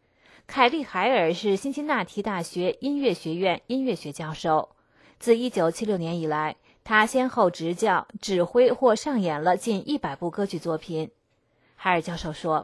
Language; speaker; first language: Chinese; native; Chinese